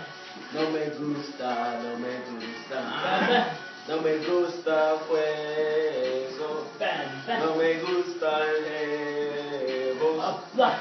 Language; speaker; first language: Spanish; non-native, learner; English